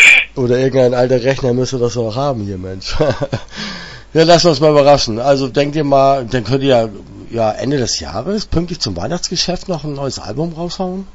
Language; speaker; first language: German; native; German